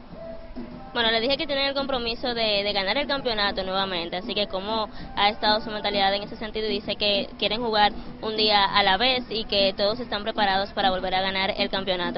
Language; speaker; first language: Spanish; native; Spanish